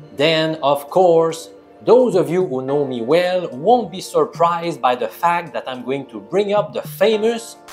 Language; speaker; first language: English; non-native, fluent; French